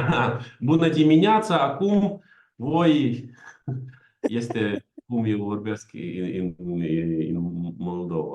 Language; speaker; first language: Romanian; non-native, learner; Ukrainian